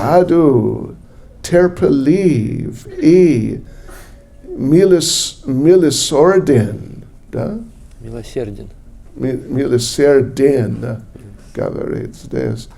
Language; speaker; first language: Russian; non-native, learner; English